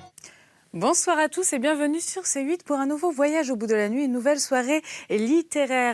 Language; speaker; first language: French; native; French